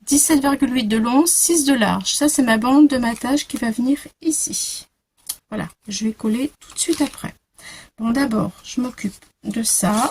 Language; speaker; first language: French; native; French